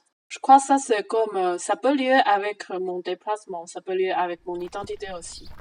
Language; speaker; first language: French; non-native, fluent; Chinese